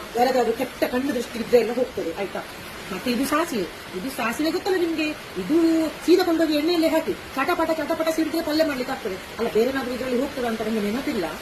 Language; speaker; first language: Kannada; native; Kannada